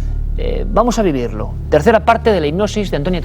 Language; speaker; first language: Spanish; native; Spanish